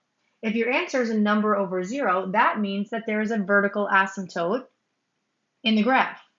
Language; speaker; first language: English; native; English